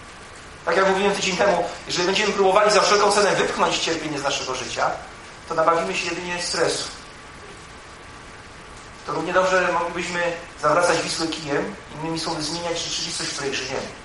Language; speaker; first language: Polish; native; Polish